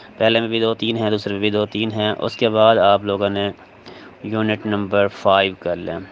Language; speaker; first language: Urdu; non-native, local second language; Saraiki